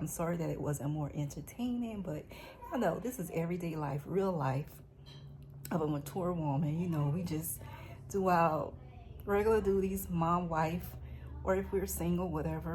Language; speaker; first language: English; native; English